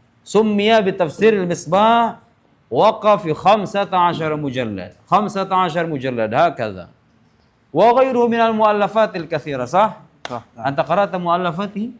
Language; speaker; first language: Arabic; non-native, fluent; Indonesian